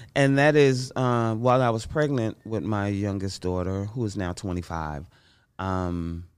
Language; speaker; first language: English; native; English